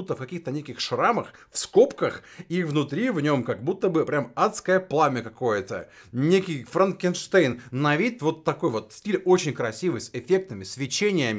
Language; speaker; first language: Russian; native; Russian